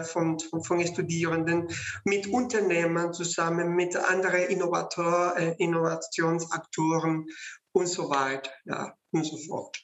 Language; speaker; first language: German; non-native, fluent; Spanish